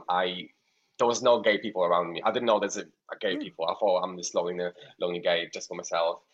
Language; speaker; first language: English; non-native, fluent; Polish